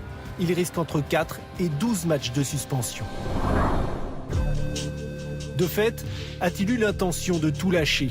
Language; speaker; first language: French; native; French